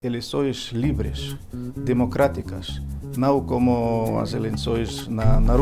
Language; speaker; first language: Portuguese; non-native, fluent; Ukrainian